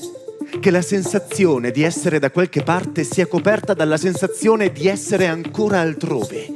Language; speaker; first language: Italian; native; Italian